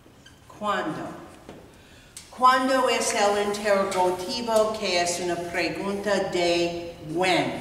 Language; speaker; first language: Spanish; non-native, fluent; English